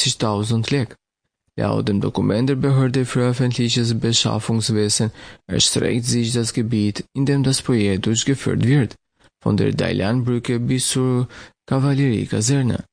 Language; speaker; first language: German; non-native, fluent; Albanian